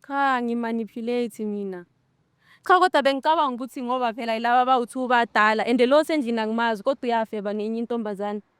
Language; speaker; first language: Zulu; non-native, local second language; Northern Sotho